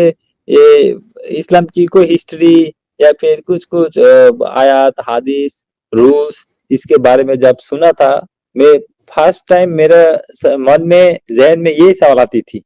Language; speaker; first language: Hindi; non-native, learner; Bangla